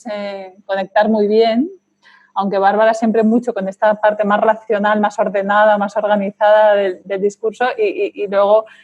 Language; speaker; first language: Spanish; native; Spanish